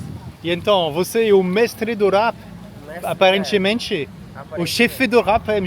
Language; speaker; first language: Portuguese; non-native, learner; French